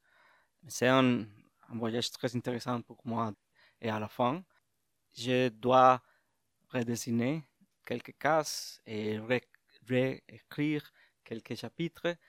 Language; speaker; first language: French; non-native, learner; English